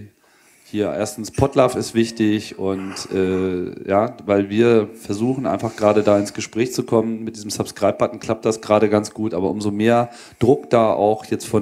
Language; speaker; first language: German; native; German